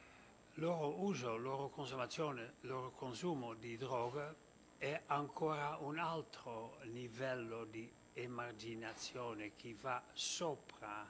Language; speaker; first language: Italian; non-native, fluent; Dutch